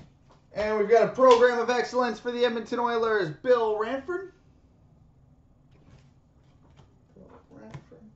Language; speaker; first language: English; native; English